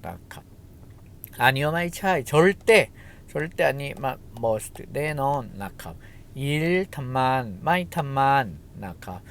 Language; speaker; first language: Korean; non-native, fluent; Thai